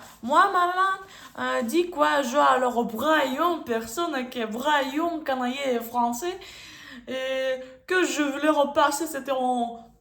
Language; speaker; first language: French; non-native, learner; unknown